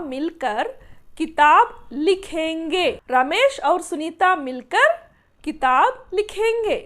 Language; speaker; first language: Hindi; non-native, local second language; Telugu